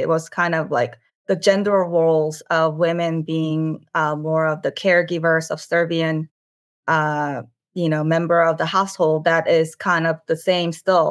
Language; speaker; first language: English; non-native, fluent; Korean